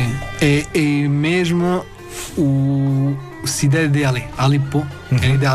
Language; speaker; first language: Portuguese; non-native, learner; Arabic